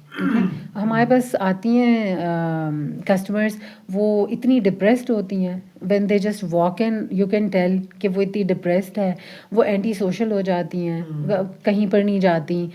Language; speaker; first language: Urdu; early bilingual, heritage; Urdu